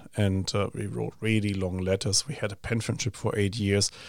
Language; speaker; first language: English; non-native, fluent; German